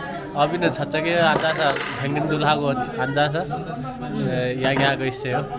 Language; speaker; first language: Korean; non-native, fluent; Nepali